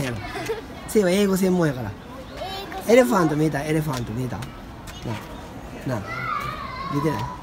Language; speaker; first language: Japanese; native; Japanese